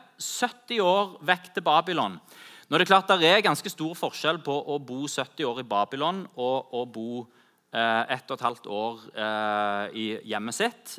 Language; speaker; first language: Norwegian; native; Norwegian